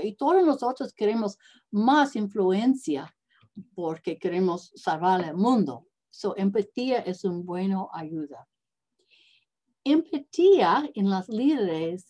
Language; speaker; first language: Spanish; non-native, learner; English